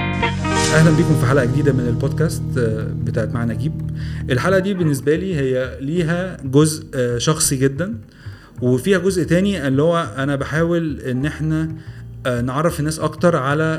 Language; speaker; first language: Arabic; native; Arabic